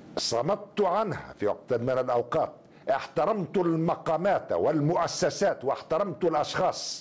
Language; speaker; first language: Arabic; native; Arabic